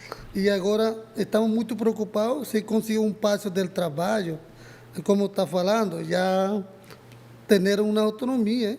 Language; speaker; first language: Portuguese; non-native, learner; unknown